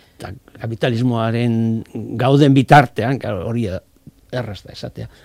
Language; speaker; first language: Basque; non-native, local second language; Spanish